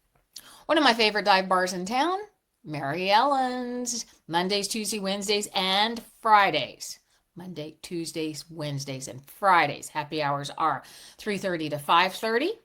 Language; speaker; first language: English; native; English